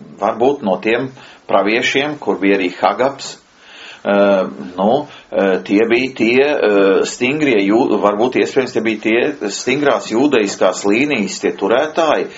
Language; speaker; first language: Latvian; native; Latvian